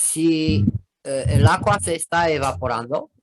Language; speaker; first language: Spanish; non-native, fluent; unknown